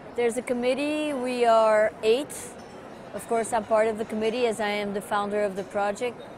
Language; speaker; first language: English; non-native, fluent; Portuguese